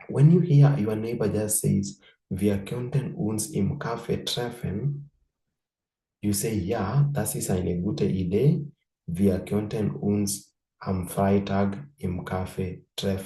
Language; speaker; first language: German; non-native, fluent; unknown